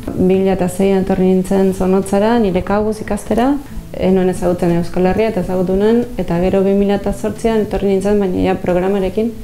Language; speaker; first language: Basque; non-native, fluent; Spanish